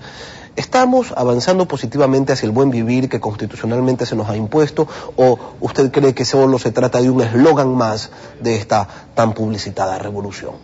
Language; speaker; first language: Spanish; native; Spanish